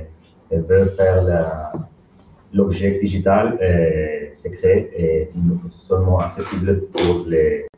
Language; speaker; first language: French; non-native, learner; Spanish